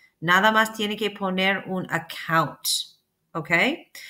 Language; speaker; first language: Spanish; non-native, learner; English